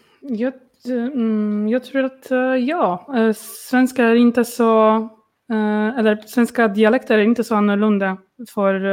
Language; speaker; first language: Swedish; non-native, learner; Polish